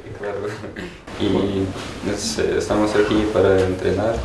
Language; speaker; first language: Spanish; non-native, learner; Ukrainian